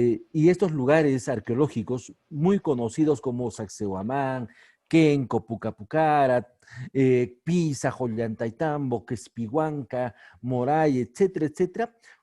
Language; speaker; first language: Spanish; native; Spanish